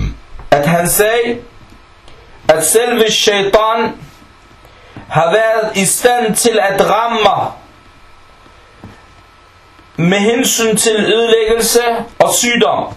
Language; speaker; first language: Danish; non-native, fluent; Arabic